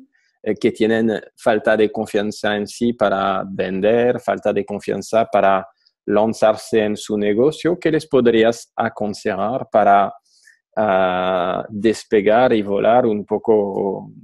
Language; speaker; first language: Spanish; non-native, fluent; French